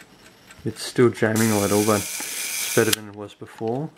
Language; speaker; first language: English; native; English